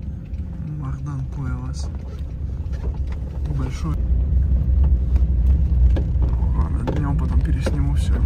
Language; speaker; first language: Russian; native; Russian